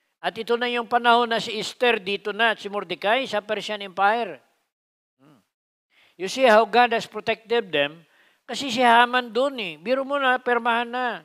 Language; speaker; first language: Filipino; non-native, local second language; Cebuano